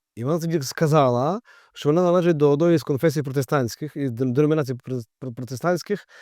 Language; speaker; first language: Ukrainian; native; Ukrainian